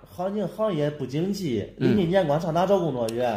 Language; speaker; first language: Chinese; native; Chinese